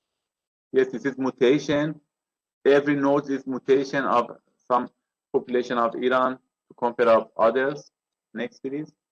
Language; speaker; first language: English; non-native, learner; Persian